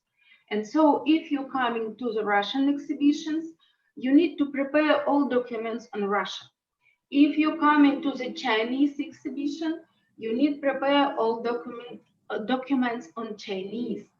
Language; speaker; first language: English; non-native, learner; Russian